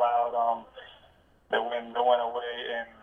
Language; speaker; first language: English; non-native, fluent; Spanish